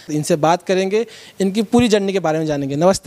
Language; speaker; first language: Hindi; native; Hindi